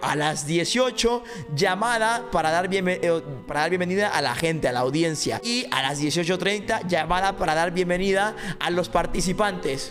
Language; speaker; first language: Spanish; native; Spanish